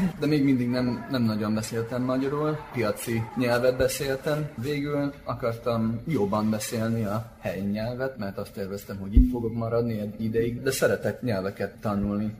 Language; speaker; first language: Hungarian; non-native, fluent; English